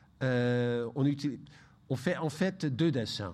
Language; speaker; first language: French; non-native, fluent; Dutch